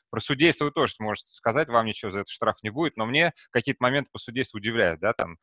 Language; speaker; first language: Russian; native; Russian